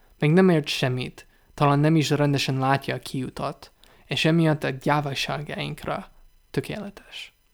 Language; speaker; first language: Hungarian; non-native, learner; English